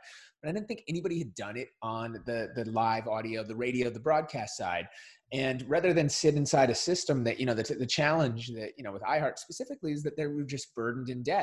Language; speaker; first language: English; native; English